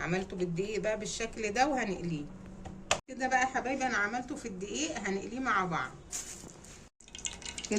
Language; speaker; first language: Arabic; native; Arabic